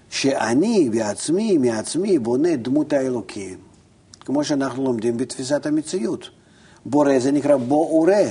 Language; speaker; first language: Hebrew; non-native, fluent; Russian